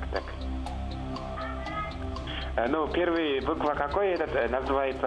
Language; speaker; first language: Russian; non-native, local second language; Kazakh